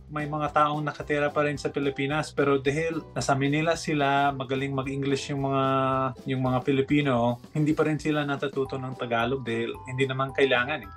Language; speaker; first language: Filipino; non-native, fluent; English